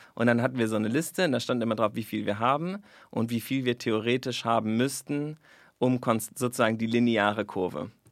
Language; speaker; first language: German; native; German